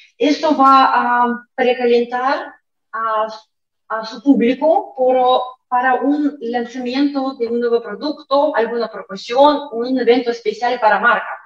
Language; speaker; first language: Spanish; non-native, fluent; Russian